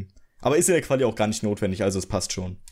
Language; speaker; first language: German; native; German